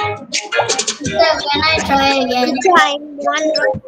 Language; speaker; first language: English; non-native, local second language; Tamil